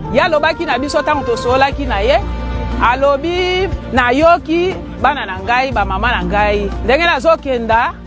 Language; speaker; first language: Lingala; native; Lingala